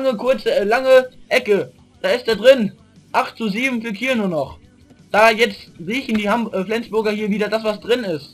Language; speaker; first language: German; native; German